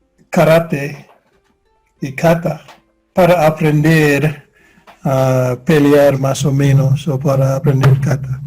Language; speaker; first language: Spanish; non-native, fluent; English